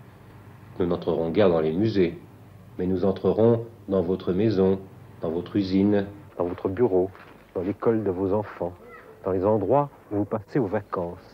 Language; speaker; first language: French; native; French